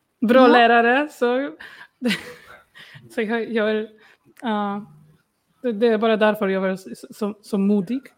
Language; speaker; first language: Swedish; non-native, learner; Polish